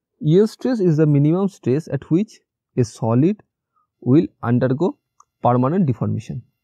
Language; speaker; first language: English; non-native, local second language; Bangla